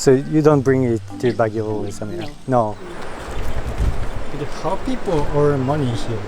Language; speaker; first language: English; non-native, learner; Japanese